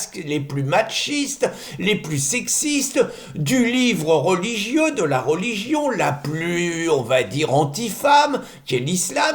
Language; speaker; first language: French; native; French